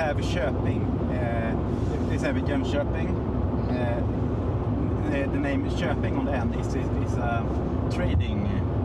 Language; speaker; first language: English; non-native, fluent; Swedish